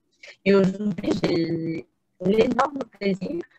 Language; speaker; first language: French; non-native, fluent; Portuguese